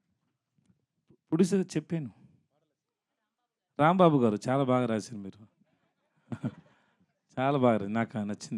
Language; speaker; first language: Telugu; non-native, learner; Tamil